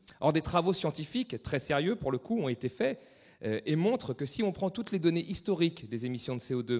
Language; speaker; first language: French; native; French